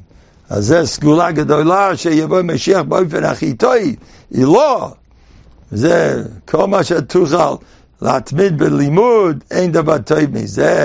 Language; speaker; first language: Hebrew; non-native, fluent; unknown